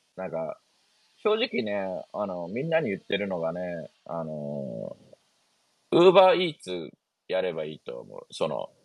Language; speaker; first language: Japanese; native; Japanese